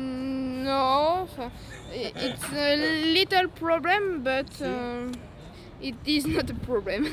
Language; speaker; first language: English; non-native, learner; French